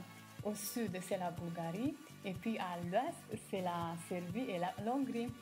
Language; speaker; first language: French; non-native, fluent; Romanian